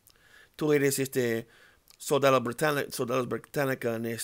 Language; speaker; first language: Spanish; non-native, learner; English